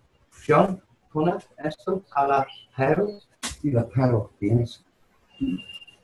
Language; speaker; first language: Spanish; non-native, learner; English